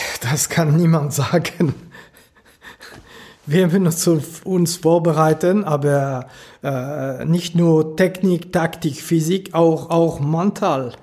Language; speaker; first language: German; non-native, local second language; French